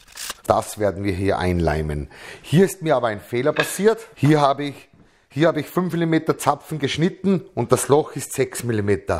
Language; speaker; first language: German; native; German